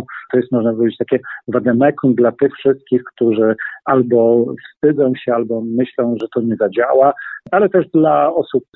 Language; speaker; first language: Polish; native; Polish